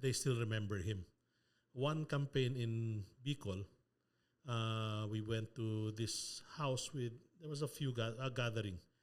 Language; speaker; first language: English; non-native, local second language; Filipino